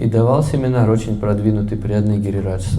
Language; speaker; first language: Russian; native; Russian